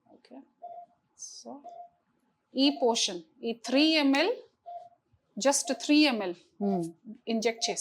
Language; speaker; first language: Telugu; non-native, fluent; Hindi